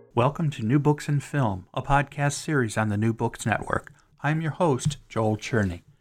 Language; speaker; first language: English; native; English